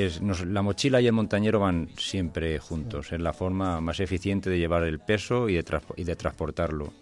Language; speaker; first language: Spanish; native; Spanish